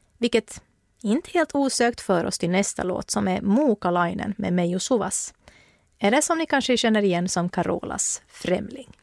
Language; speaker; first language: Swedish; native; Swedish